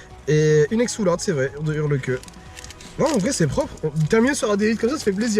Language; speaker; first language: French; native; French